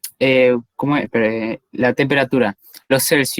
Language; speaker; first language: Spanish; native; Spanish